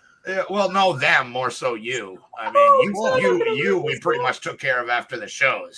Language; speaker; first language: English; native; English